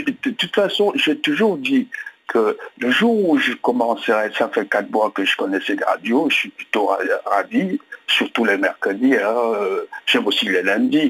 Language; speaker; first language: French; native; French